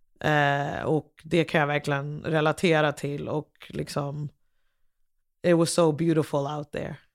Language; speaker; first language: Swedish; early bilingual, other home language; English